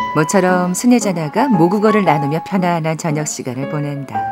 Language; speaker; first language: Korean; native; Korean